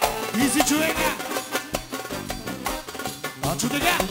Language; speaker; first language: Bulgarian; non-native, local second language; Turkish